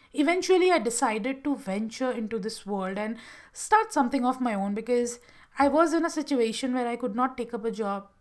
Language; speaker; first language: English; non-native, local second language; Gujarati